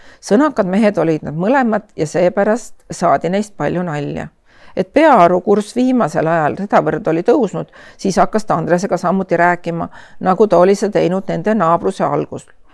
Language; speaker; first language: Estonian; native; Estonian